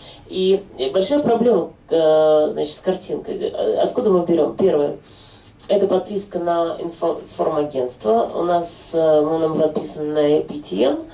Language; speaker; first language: Russian; native; Russian